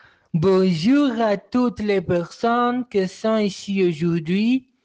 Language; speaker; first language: French; non-native, learner; Portuguese